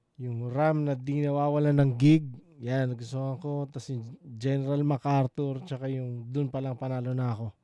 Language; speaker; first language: Filipino; native; Filipino